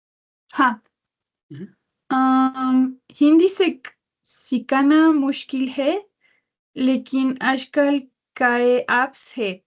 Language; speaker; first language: Hindi; non-native, learner; Spanish